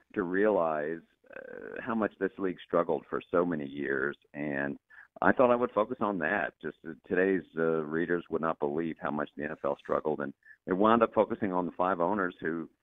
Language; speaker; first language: English; native; English